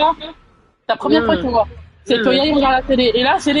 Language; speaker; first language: French; native; French